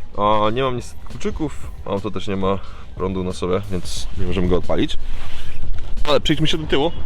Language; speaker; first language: Polish; early bilingual, heritage; Polish